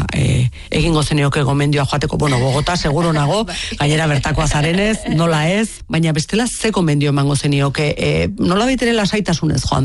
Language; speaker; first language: Basque; native; Basque